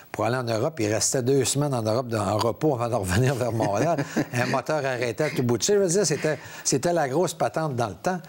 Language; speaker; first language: French; native; French